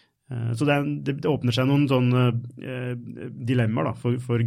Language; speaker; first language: Norwegian; native; Norwegian